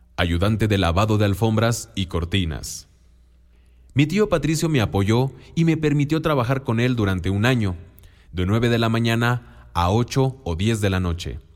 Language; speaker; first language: Spanish; non-native, local second language; Mixtepec Mixtec